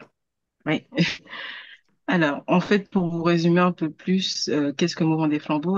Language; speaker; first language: French; native; French